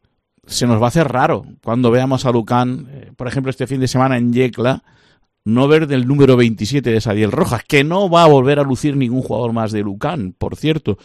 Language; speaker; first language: Spanish; native; Spanish